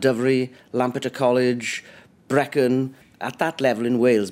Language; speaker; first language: English; native; English